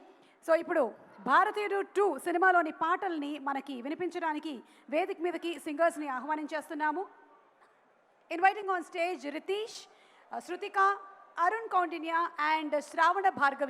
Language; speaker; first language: Telugu; native; Telugu